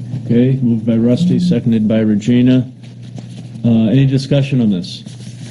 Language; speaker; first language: English; native; English